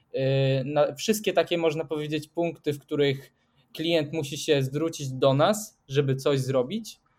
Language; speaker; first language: Polish; non-native, fluent; Swedish